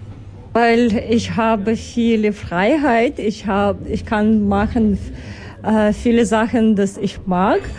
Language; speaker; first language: German; non-native, learner; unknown